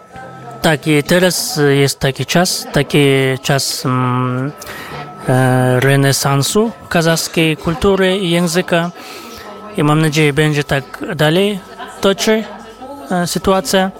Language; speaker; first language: Polish; non-native, fluent; Kazakh